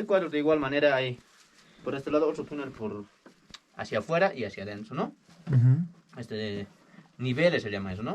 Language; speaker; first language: Spanish; native; Spanish